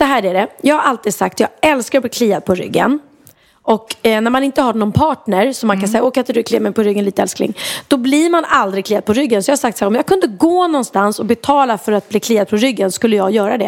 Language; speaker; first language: Swedish; native; Swedish